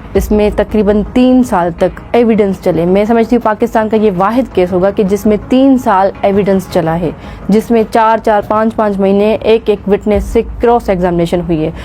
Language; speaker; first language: Urdu; non-native, local second language; Sindhi